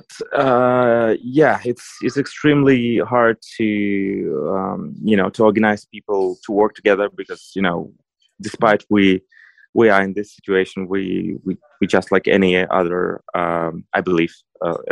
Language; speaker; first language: English; non-native, fluent; Ukrainian